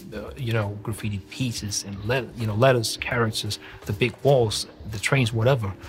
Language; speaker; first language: English; non-native, fluent; Danish